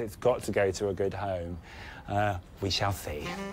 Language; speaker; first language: English; native; English